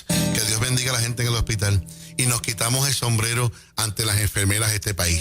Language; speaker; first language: Spanish; native; Spanish